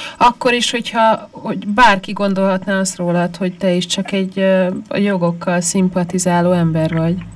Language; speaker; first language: Hungarian; native; Hungarian